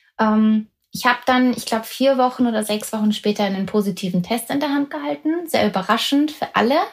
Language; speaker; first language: German; native; German